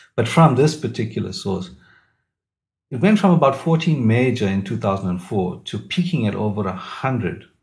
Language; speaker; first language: English; native; English